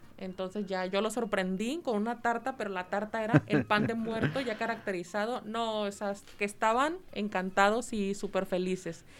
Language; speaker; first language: Spanish; native; Spanish